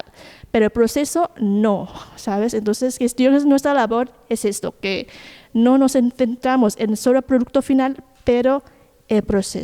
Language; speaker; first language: Spanish; non-native, fluent; Thai